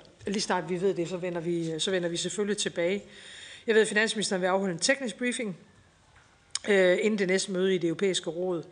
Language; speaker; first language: Danish; native; Danish